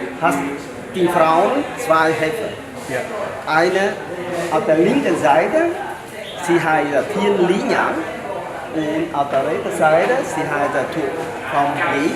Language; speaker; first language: German; non-native, learner; Vietnamese